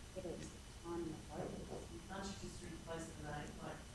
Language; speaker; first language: English; native; English